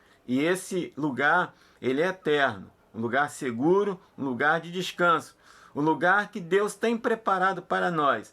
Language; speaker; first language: Portuguese; native; Portuguese